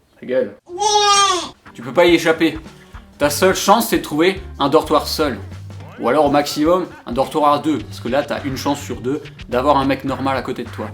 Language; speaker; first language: French; native; French